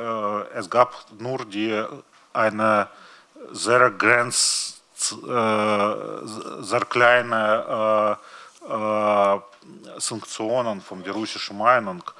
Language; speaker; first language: German; non-native, learner; Russian